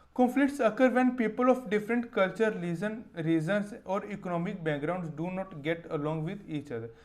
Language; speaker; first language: English; non-native, local second language; Punjabi